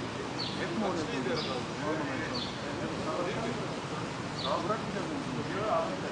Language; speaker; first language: Turkish; native; Turkish